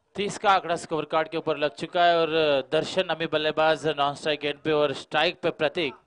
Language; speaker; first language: Hindi; non-native, local second language; Marathi